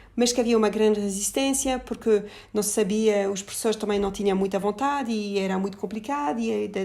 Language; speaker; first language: Portuguese; non-native, fluent; French